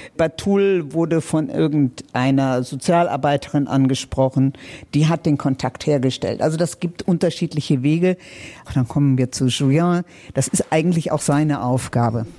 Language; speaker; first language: German; native; German